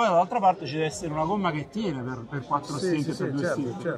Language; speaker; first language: Italian; native; Italian